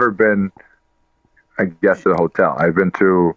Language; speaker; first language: English; native; English